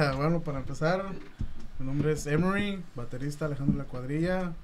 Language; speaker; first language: Spanish; native; Spanish